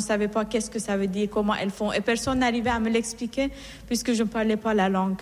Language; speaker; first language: French; non-native, fluent; Assyrian Neo-Aramaic